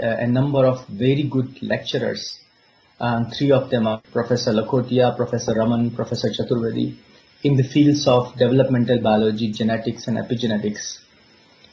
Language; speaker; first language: English; non-native, local second language; Hindi